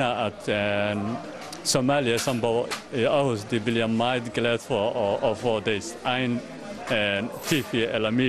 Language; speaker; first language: Danish; non-native, fluent; Somali